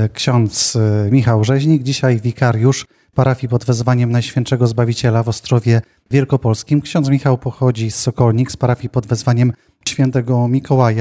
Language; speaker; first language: Polish; native; Polish